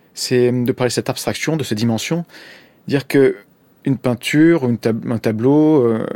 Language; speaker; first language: French; native; French